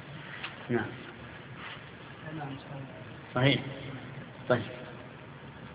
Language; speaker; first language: Arabic; native; Arabic